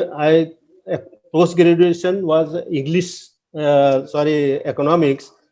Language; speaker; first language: Hindi; native; Hindi